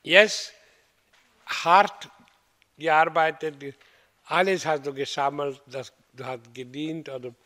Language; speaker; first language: German; non-native, learner; Hindi